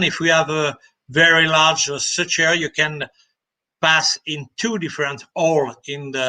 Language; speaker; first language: English; non-native, fluent; French